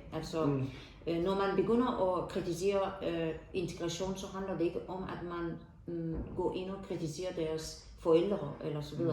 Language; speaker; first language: Danish; non-native, fluent; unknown